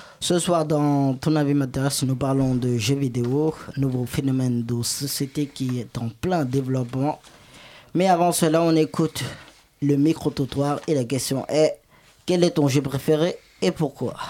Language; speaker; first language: French; native; French